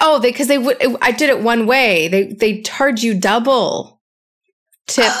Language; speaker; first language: English; native; English